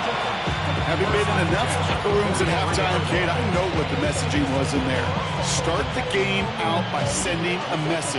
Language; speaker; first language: English; native; English